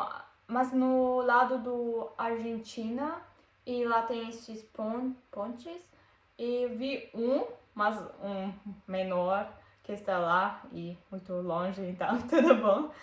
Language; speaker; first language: Portuguese; non-native, learner; German